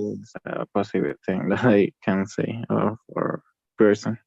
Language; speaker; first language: English; non-native, learner; Spanish